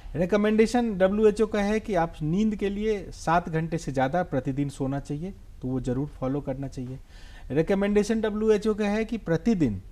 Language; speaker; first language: Hindi; native; Hindi